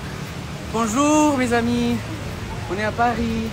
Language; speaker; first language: French; non-native, learner; Spanish